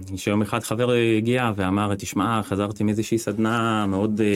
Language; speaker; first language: Hebrew; non-native, fluent; Russian